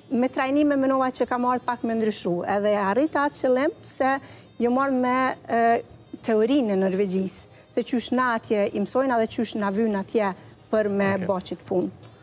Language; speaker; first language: Albanian; early bilingual, heritage; Albanian